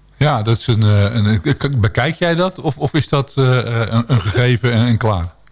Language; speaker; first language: Dutch; native; Dutch